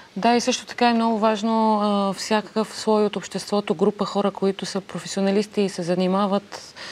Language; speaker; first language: Bulgarian; early bilingual, other home language; Arabic